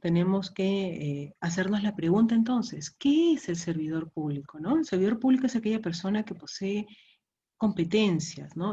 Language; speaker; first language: Spanish; native; Spanish